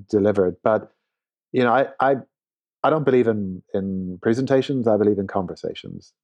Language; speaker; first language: English; native; English